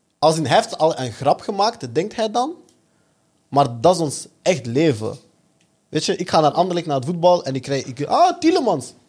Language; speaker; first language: Dutch; early bilingual, other home language; French